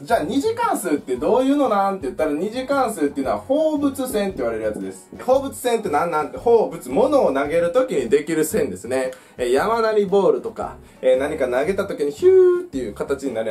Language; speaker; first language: Japanese; native; Japanese